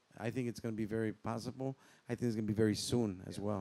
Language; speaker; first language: English; early bilingual, other home language; Spanish